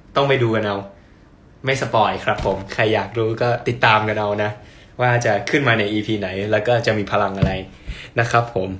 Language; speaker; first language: Thai; early bilingual, heritage; Thai